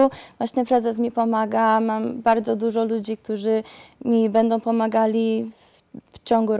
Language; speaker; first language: Polish; early bilingual, heritage; Polish